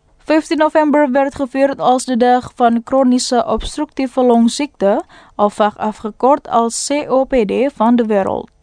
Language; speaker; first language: Dutch; non-native, fluent; Indonesian